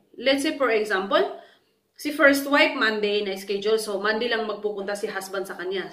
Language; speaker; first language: Filipino; native; Filipino